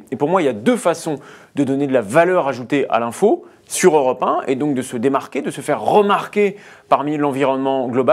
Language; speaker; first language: French; native; French